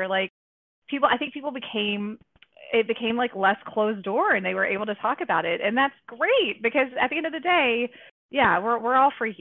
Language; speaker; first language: English; native; English